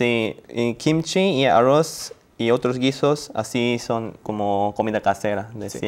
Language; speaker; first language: Spanish; non-native, learner; Korean